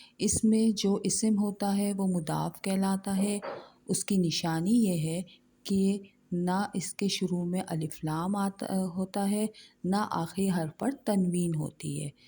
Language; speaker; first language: Urdu; native; Urdu